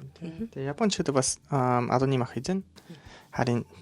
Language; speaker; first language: Mongolian; non-native, learner; Japanese